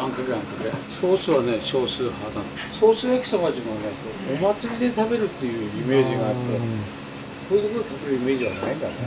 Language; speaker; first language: Japanese; native; Japanese